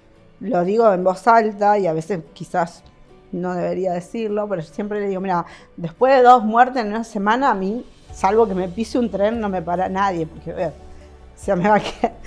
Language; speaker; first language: Spanish; native; Spanish